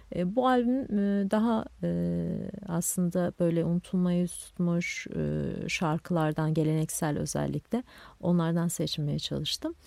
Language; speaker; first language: Turkish; non-native, local second language; Kurdish